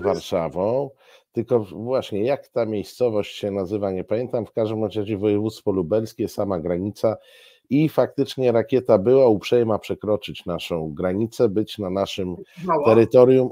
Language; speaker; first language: Polish; native; Polish